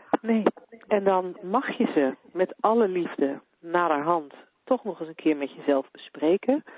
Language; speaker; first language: Dutch; native; Dutch